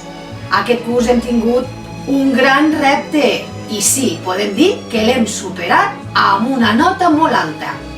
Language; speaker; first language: Catalan; native; Catalan